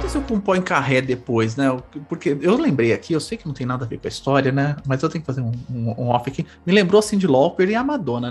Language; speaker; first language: Portuguese; native; Portuguese